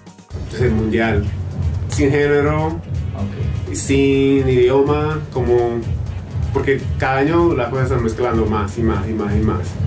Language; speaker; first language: Spanish; non-native, fluent; English